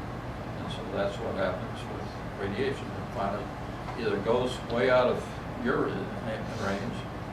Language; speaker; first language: English; native; English